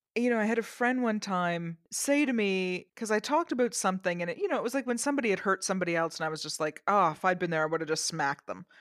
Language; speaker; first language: English; native; English